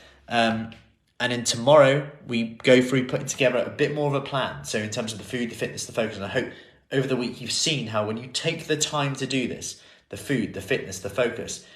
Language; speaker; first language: English; native; English